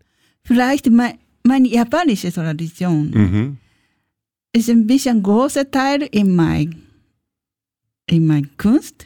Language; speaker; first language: German; non-native, learner; Japanese